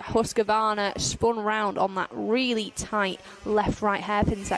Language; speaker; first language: English; native; English